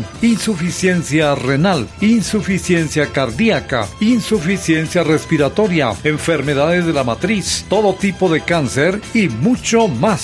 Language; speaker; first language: Spanish; native; Spanish